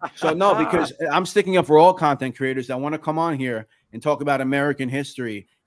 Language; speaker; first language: English; native; English